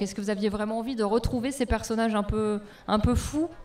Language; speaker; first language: French; native; French